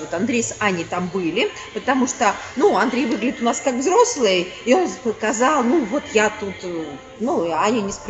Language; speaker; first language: Russian; native; Russian